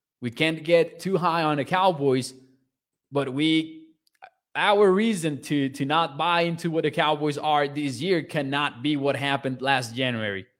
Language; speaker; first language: English; non-native, fluent; Spanish